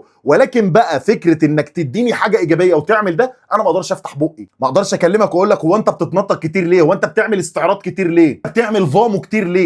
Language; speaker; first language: Arabic; native; Arabic